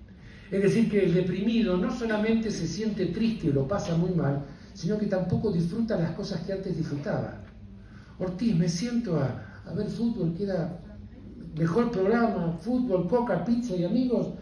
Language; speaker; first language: Spanish; native; Spanish